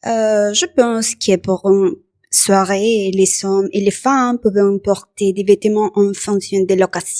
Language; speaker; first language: French; non-native, learner; Spanish